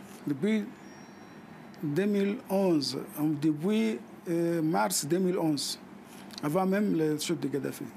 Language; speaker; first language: French; non-native, fluent; Arabic